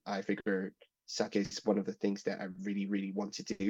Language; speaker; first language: English; non-native, local second language; Cantonese